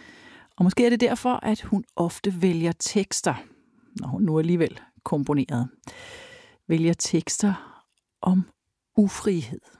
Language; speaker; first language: Danish; native; Danish